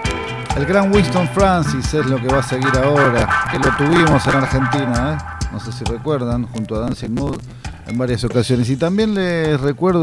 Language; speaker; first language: Spanish; native; Spanish